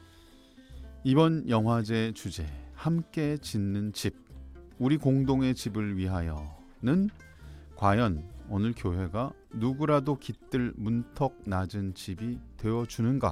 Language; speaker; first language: Korean; native; Korean